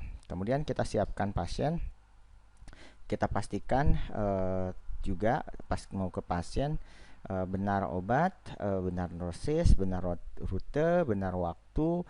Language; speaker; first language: Indonesian; native; Indonesian